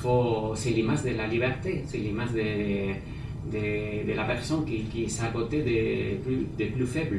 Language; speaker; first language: French; non-native, fluent; Spanish